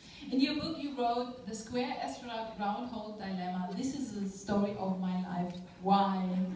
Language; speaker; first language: English; non-native, fluent; German